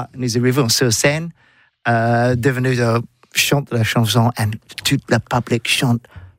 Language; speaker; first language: French; non-native, learner; English